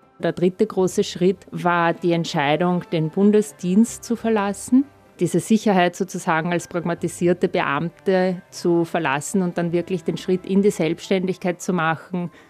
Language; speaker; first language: German; early bilingual, other home language; Russian